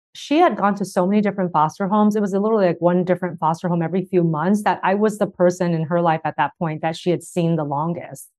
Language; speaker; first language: English; early bilingual, other home language; Chinese